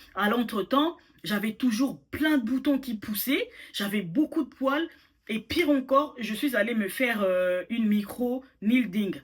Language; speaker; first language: French; non-native, local second language; Lingala